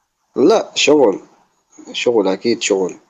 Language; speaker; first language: Arabic; non-native, learner; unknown